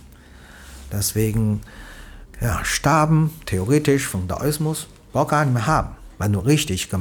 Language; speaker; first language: German; non-native, learner; Chinese